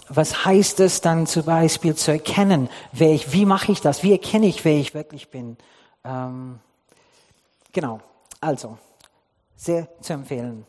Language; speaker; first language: German; non-native, fluent; English